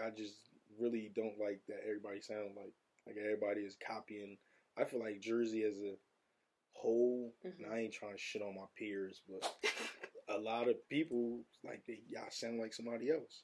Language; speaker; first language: English; native; English